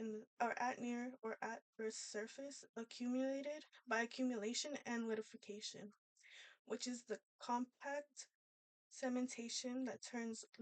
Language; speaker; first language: English; native; English